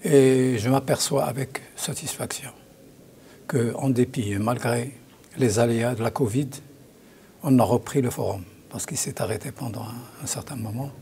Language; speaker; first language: French; non-native, local second language; Arabic